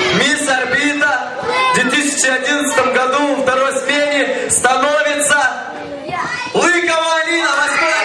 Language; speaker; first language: Russian; native; Russian